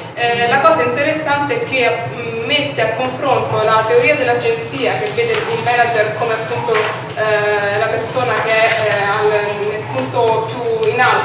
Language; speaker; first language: Italian; native; Italian